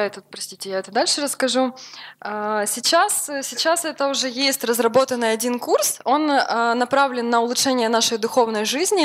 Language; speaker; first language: Russian; native; Russian